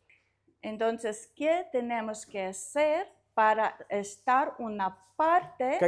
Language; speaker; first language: Spanish; non-native, learner; Russian